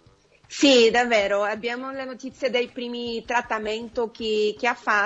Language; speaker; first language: Italian; non-native, fluent; Portuguese